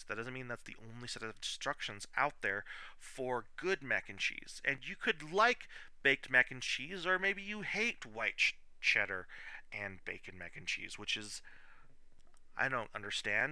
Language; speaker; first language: English; native; English